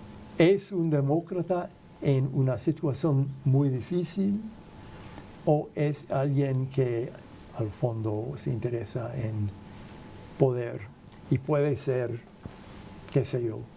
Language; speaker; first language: Spanish; non-native, fluent; English